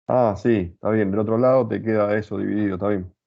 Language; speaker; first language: Spanish; native; Spanish